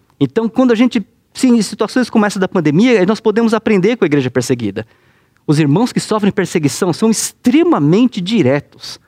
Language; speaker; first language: Portuguese; native; Portuguese